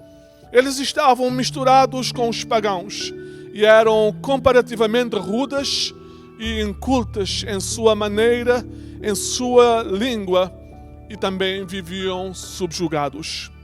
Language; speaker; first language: Portuguese; native; Portuguese